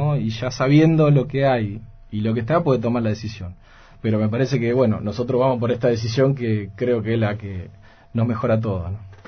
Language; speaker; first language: Spanish; native; Spanish